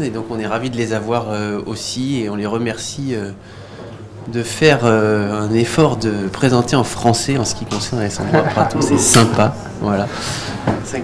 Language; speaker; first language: French; native; French